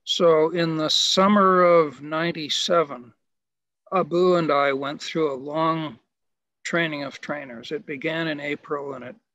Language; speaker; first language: English; native; English